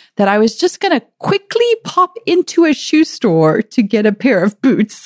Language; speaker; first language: English; native; English